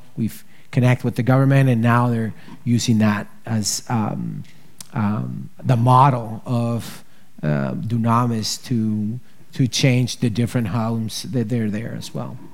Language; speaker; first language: English; early bilingual, other home language; Spanish